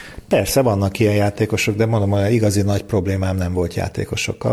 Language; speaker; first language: Hungarian; native; Hungarian